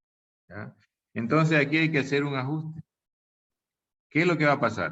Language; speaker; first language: Spanish; native; Spanish